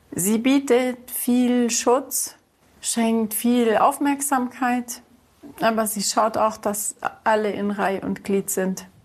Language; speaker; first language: German; early bilingual, other home language; Greek